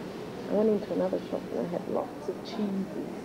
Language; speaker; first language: English; native; English